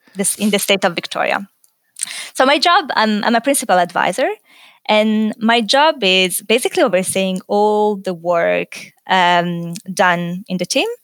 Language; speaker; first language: English; non-native, fluent; Italian